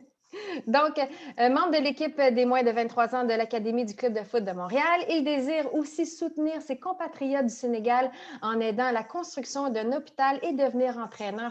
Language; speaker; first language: French; native; French